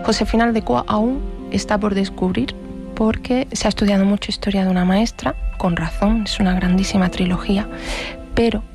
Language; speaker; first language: Spanish; native; Spanish